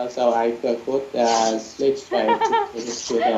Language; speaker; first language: English; non-native, learner; Vietnamese